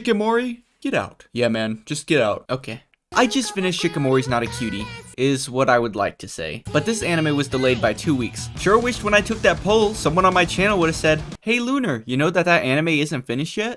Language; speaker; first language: English; native; English